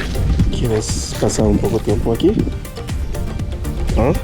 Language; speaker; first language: Spanish; non-native, learner; Haitian Creole